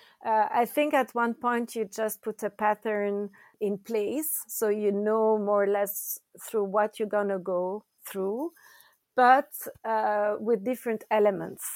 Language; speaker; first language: English; non-native, fluent; French